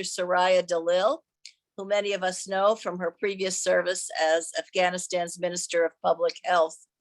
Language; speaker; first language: English; native; English